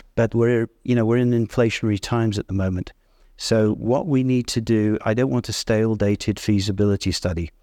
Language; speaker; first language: English; native; English